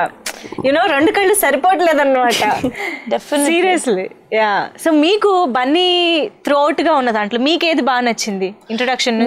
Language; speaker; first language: Telugu; native; Telugu